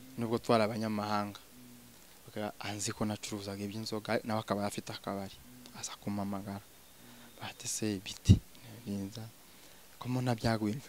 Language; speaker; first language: Kinyarwanda; early bilingual, heritage; Swahili